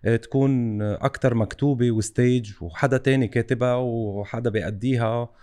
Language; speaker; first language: Arabic; native; Arabic